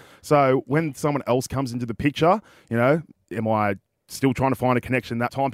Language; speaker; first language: English; native; English